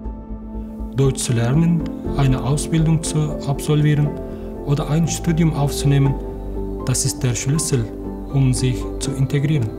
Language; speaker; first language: German; non-native, learner; Turkish